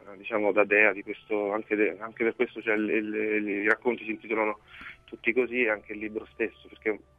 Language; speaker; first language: Italian; native; Italian